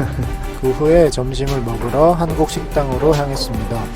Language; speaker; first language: Korean; native; Korean